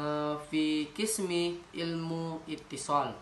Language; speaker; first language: Arabic; non-native, learner; Indonesian